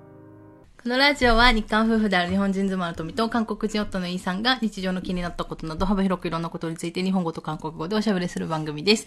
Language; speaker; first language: Japanese; native; Japanese